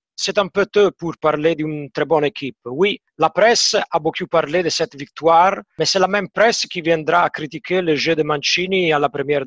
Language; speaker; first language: French; non-native, fluent; Italian